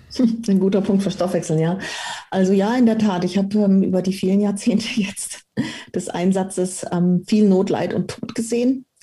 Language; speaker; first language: German; native; German